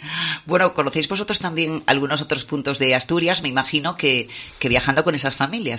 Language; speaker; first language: Spanish; native; Spanish